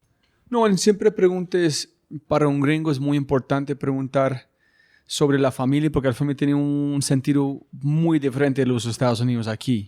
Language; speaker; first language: Spanish; non-native, fluent; English